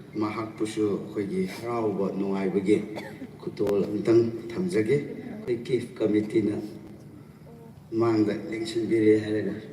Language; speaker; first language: Manipuri; non-native, local second language; Rongmei Naga